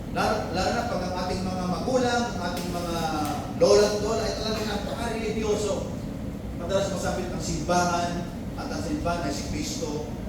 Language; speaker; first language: Filipino; non-native, local second language; Iloko